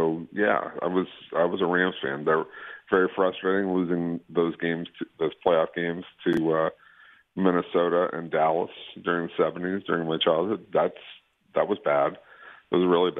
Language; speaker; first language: English; native; English